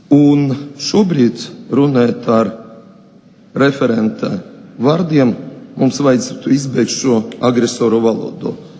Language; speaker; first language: Latvian; non-native, local second language; Russian